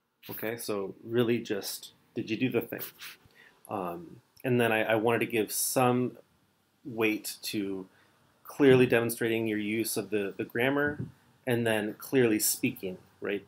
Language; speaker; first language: English; native; English